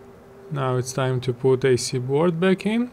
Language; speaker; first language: English; non-native, fluent; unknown